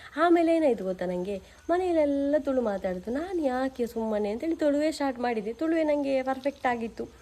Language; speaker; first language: Kannada; non-native, local second language; Tulu